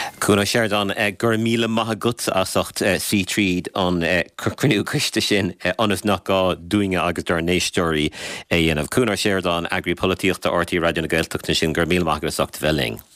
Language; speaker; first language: Irish; native; Irish